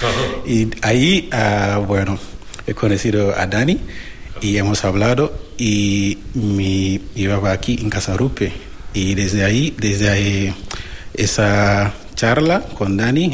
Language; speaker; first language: Spanish; non-native, learner; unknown